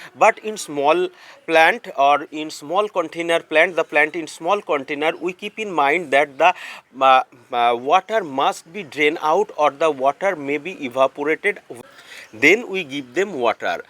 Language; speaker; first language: English; non-native, local second language; Bangla